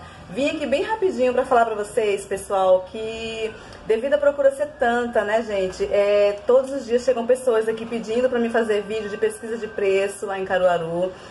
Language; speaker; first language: Portuguese; native; Portuguese